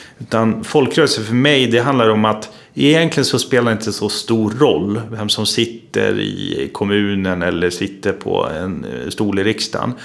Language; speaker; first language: Swedish; native; Swedish